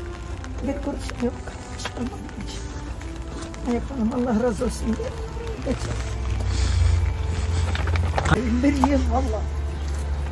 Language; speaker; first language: Turkish; non-native, local second language; Arabic